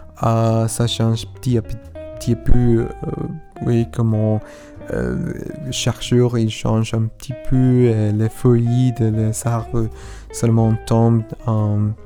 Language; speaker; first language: French; non-native, learner; Spanish